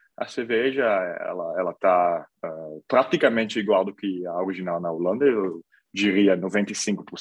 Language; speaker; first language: Portuguese; non-native, fluent; Dutch